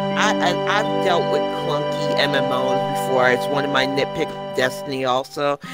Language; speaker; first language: English; native; English